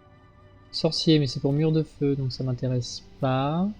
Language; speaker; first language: French; native; French